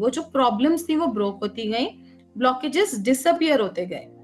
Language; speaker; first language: Hindi; native; Hindi